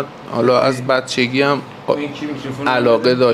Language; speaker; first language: Persian; native; Persian